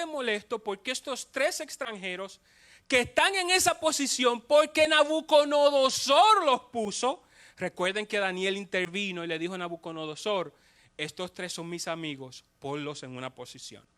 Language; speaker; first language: Spanish; native; Spanish